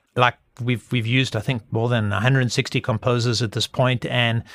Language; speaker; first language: English; native; English